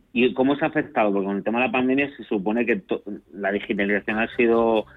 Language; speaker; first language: Spanish; native; Spanish